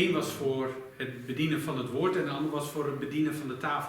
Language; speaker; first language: Dutch; native; Dutch